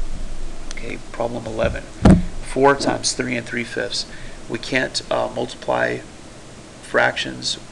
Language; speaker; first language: English; native; English